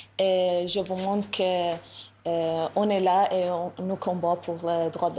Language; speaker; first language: French; non-native, learner; Persian